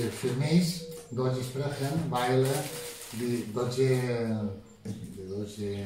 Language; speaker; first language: German; non-native, learner; Spanish